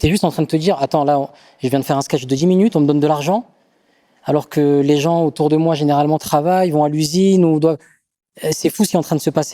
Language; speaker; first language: French; native; French